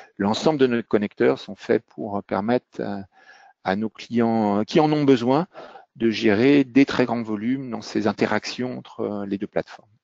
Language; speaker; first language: French; native; French